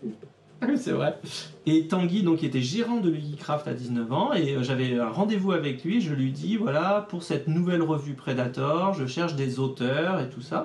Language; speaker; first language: French; native; French